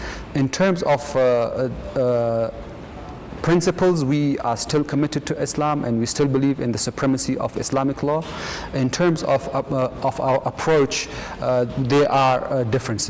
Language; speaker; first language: English; non-native, fluent; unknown